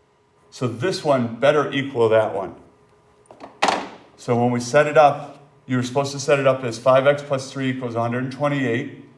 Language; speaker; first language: English; native; English